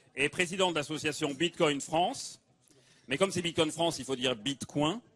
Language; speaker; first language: French; native; French